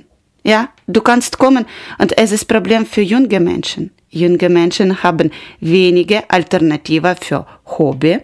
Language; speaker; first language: German; non-native, learner; Ukrainian